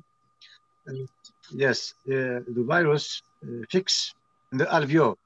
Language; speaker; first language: English; non-native, learner; French